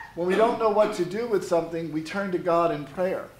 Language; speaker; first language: English; native; English